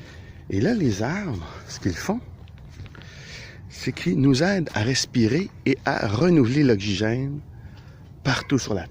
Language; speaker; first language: French; native; French